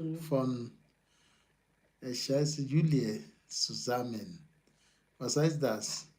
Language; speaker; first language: German; non-native, learner; Yoruba